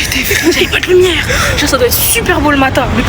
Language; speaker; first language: French; native; French